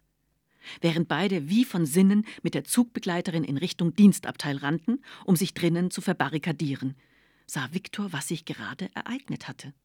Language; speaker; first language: German; native; German